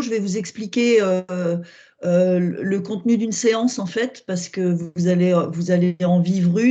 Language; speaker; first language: French; native; French